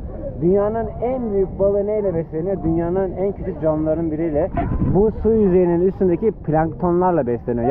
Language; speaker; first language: Turkish; native; Turkish